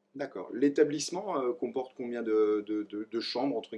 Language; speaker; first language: French; native; French